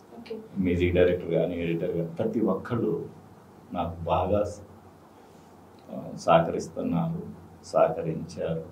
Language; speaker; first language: Telugu; native; Telugu